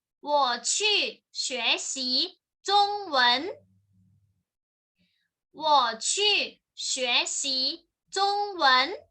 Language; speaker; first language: Chinese; non-native, fluent; Thai